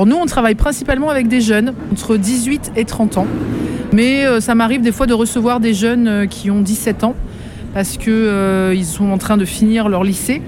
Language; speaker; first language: French; native; French